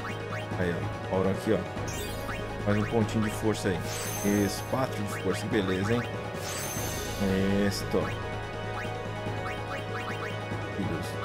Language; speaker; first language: Portuguese; native; Portuguese